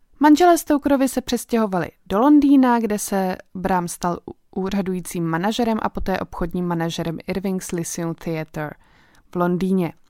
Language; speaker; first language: Czech; native; Czech